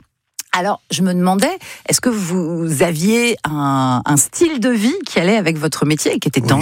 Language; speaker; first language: French; native; French